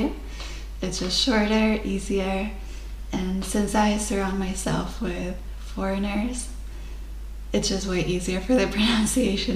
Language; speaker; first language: English; non-native, fluent; Spanish